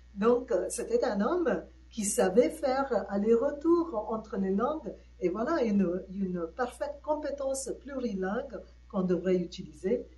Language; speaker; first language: French; non-native, fluent; Tamil